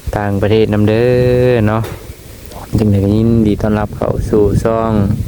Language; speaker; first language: Thai; native; Thai